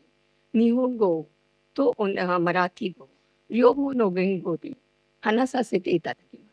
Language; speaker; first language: Japanese; non-native, fluent; Marathi